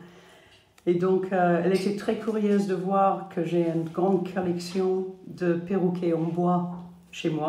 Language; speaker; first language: French; non-native, fluent; English